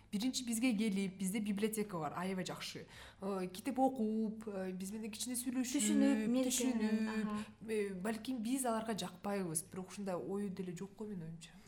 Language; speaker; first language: Kyrgyz; non-native, local second language; Russian